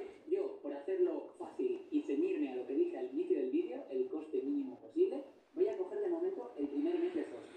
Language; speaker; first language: Spanish; native; Spanish